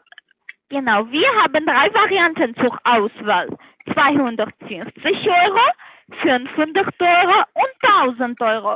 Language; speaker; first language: German; non-native, learner; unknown